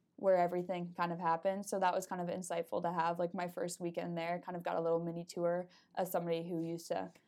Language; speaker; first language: English; native; English